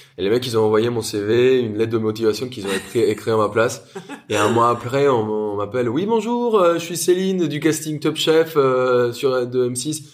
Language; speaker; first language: French; non-native, fluent; Spanish